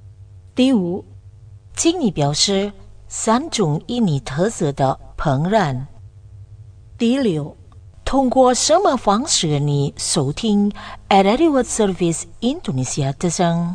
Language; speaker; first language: Chinese; non-native, fluent; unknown